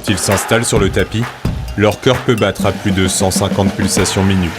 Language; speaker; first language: French; native; French